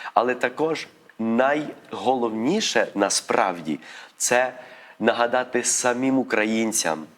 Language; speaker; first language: Ukrainian; early bilingual, other home language; Spanish